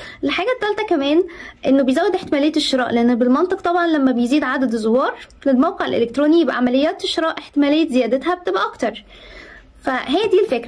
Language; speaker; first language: Arabic; native; Arabic